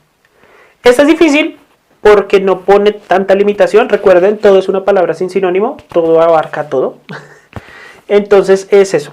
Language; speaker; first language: Spanish; native; Spanish